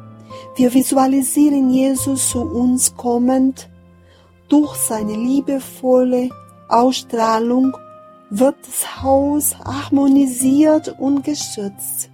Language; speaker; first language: German; non-native, fluent; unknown